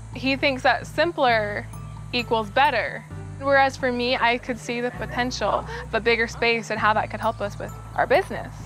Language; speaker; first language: English; native; English